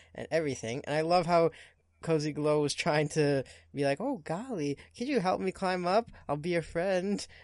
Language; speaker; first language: English; non-native, fluent; Portuguese